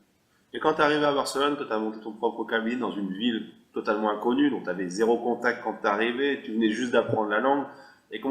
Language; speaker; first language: French; native; French